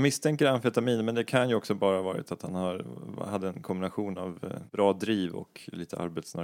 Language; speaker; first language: Swedish; native; Swedish